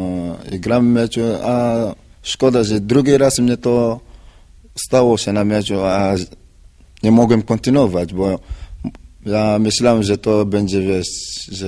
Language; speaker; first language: Polish; non-native, learner; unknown